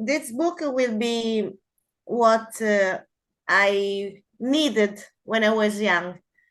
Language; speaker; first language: English; non-native, learner; Spanish